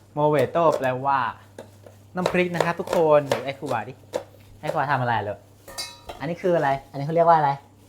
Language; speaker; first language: Thai; non-native, local second language; S'gaw Karen